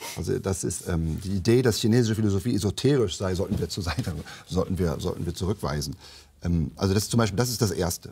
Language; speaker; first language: German; native; German